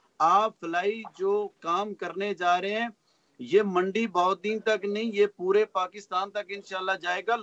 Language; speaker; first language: Urdu; non-native, local second language; Punjabi